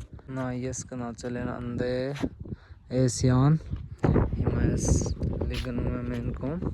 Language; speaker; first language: Armenian; non-native, learner; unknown